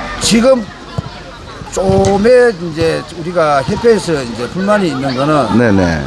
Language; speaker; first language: Korean; native; Korean